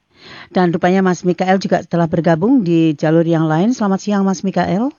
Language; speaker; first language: Indonesian; native; Indonesian